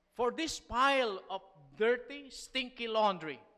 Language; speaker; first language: English; non-native, local second language; Filipino